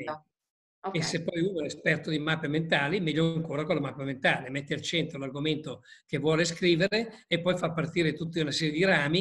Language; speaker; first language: Italian; native; Italian